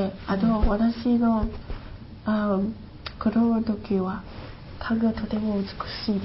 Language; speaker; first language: Japanese; non-native, learner; Chinese